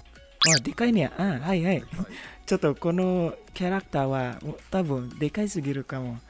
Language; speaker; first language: Japanese; non-native, learner; Indonesian